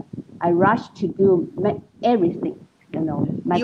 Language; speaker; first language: English; non-native, learner; Chinese